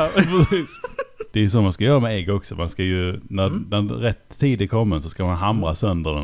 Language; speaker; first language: Swedish; native; Swedish